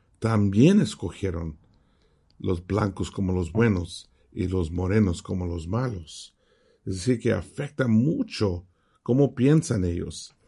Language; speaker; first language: Spanish; early bilingual, heritage; Spanish